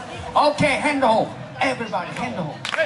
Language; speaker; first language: German; non-native, learner; Swedish